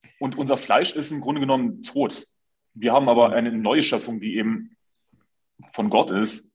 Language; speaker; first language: German; native; German